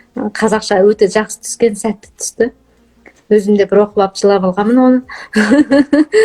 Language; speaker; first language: Kazakh; early bilingual, heritage; Kazakh